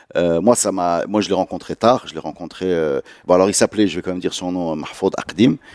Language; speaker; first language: French; non-native, local second language; Arabic